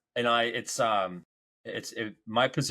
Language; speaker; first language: English; native; English